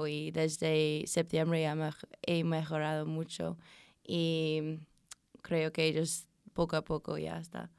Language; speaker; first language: Spanish; non-native, learner; English